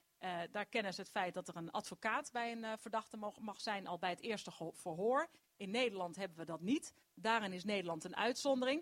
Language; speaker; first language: Dutch; native; Dutch